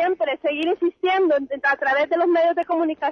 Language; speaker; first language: Spanish; native; Spanish